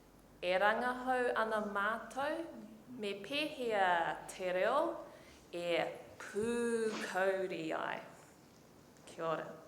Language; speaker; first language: Māori; non-native, local second language; English